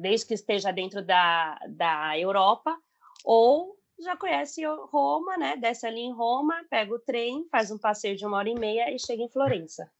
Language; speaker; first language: Portuguese; non-native, learner; Spanish